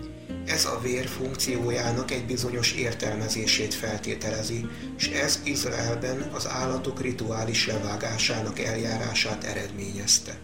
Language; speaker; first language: Hungarian; native; Hungarian